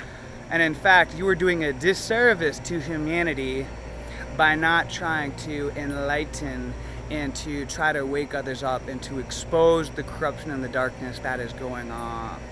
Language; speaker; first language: English; native; English